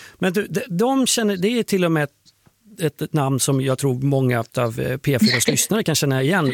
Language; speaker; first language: Swedish; native; Swedish